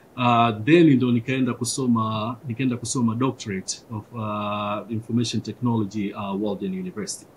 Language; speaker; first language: Swahili; native; Swahili